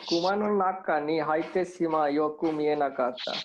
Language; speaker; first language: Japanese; non-native, learner; Hindi